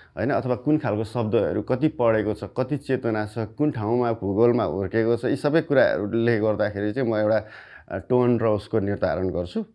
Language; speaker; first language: Nepali; native; Nepali